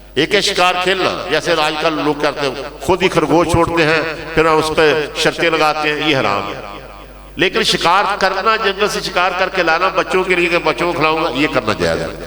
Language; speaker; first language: Urdu; non-native, local second language; Punjabi